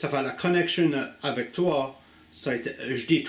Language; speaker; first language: French; native; French